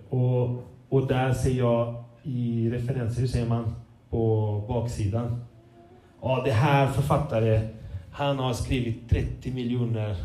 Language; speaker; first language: Swedish; non-native, fluent; Portuguese